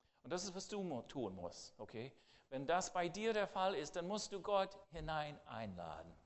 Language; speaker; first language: German; non-native, fluent; English